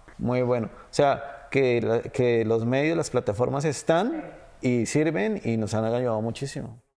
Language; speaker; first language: Spanish; native; Spanish